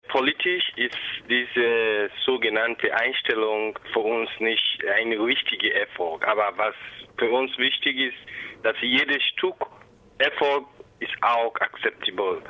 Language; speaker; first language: German; non-native, fluent; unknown